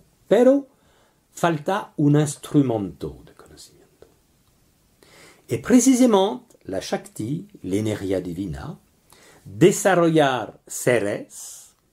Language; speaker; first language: Spanish; non-native, learner; French